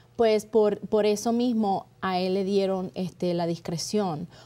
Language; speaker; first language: Spanish; early bilingual, heritage; Spanish